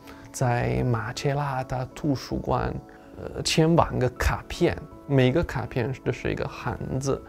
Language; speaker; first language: Chinese; non-native, fluent; Italian